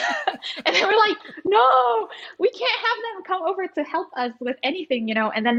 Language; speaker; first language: English; early bilingual, other home language; Indonesian